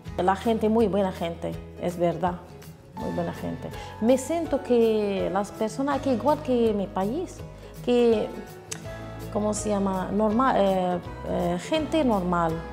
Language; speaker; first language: Spanish; non-native, learner; Arabic